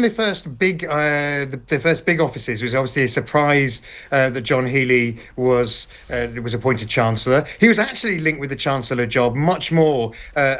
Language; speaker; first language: English; native; English